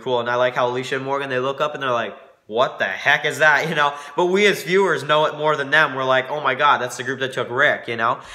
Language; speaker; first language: English; native; English